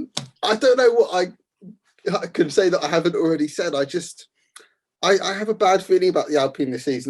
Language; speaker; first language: English; native; English